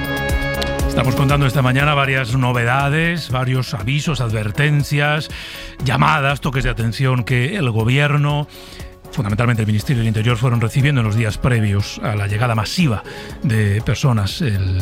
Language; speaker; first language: Spanish; native; Spanish